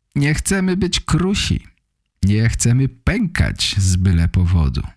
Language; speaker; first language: Polish; native; Polish